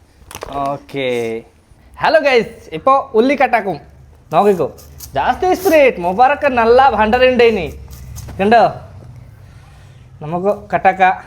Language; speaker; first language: Malayalam; early bilingual, heritage; Malayalam